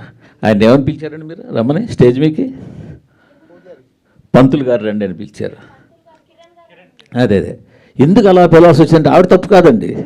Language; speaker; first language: Telugu; native; Telugu